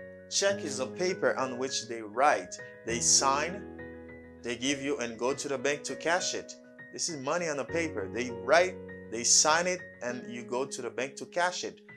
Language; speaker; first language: English; non-native, learner; Haitian Creole